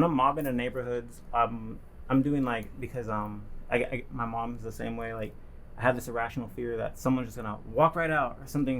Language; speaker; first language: English; native; English